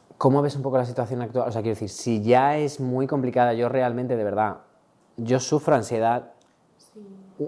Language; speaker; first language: Spanish; native; Spanish